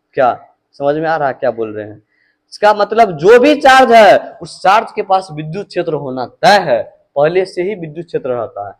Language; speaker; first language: Hindi; native; Hindi